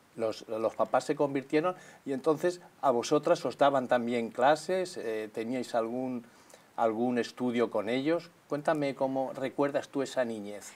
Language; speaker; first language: Spanish; native; Spanish